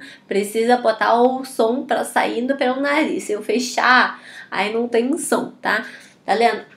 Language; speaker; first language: Portuguese; non-native, fluent; Chinese